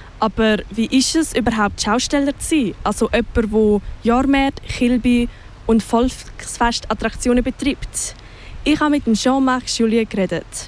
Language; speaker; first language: German; native; German